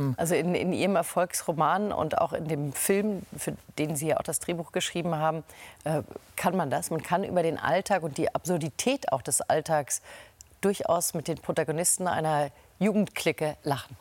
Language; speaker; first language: German; native; German